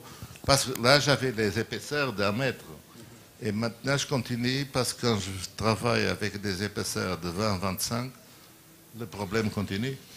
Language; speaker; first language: French; non-native, learner; Portuguese